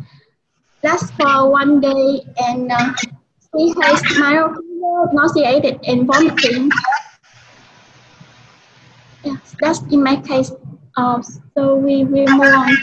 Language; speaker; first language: English; non-native, learner; Vietnamese